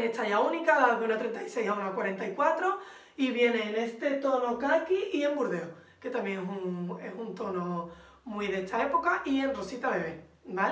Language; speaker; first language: Spanish; native; Spanish